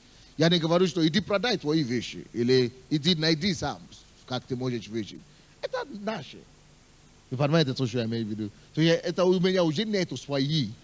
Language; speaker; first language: Russian; non-native, fluent; Yoruba